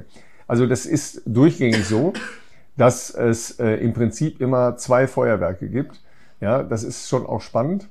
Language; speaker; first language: German; native; German